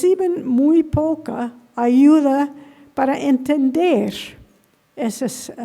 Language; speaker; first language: Spanish; non-native, fluent; English